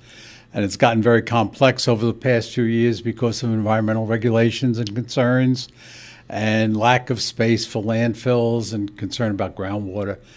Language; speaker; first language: English; native; English